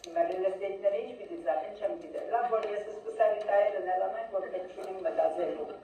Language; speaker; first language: Armenian; early bilingual, heritage; Armenian